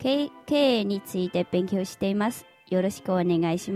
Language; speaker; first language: Japanese; non-native, fluent; Chinese